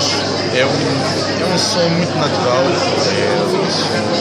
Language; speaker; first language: Portuguese; early bilingual, heritage; English